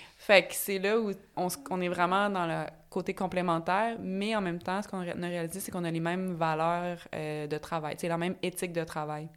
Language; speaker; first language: French; native; French